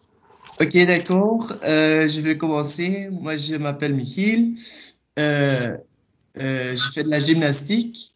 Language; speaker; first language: French; non-native, learner; Dutch